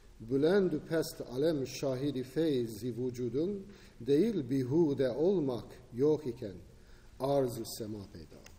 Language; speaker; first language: Turkish; non-native, fluent; English